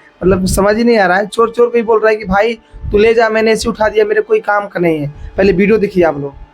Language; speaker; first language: Hindi; native; Hindi